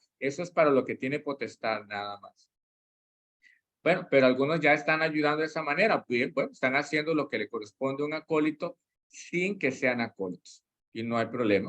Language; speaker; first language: Spanish; native; Spanish